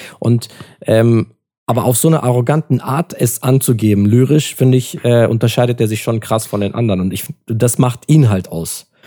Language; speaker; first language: German; early bilingual, other home language; Turkish